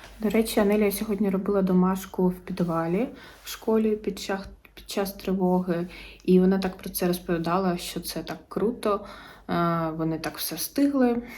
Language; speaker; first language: Ukrainian; non-native, local second language; Russian